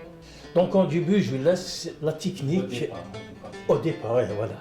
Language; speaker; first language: French; non-native, local second language; Kabyle